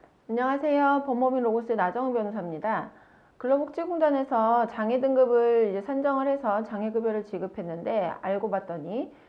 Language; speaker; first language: Korean; native; Korean